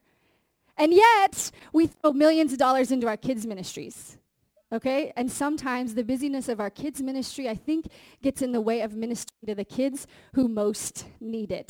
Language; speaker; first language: English; native; English